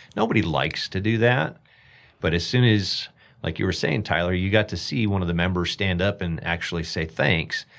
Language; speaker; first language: English; native; English